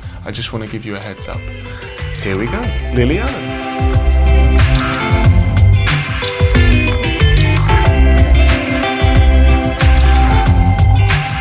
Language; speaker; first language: English; native; English